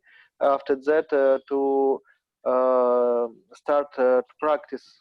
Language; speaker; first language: English; non-native, learner; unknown